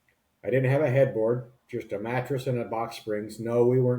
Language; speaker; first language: English; native; English